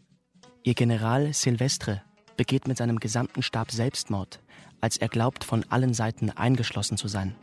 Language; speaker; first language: German; native; German